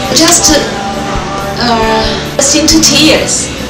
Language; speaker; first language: English; non-native, fluent; Chinese